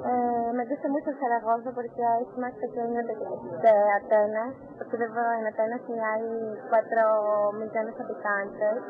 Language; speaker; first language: Spanish; non-native, learner; Greek